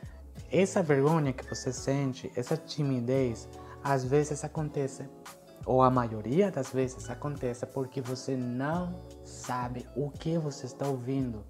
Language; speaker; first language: Portuguese; non-native, fluent; Spanish